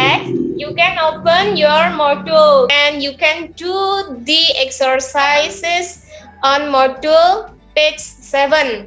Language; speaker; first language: English; non-native, learner; Indonesian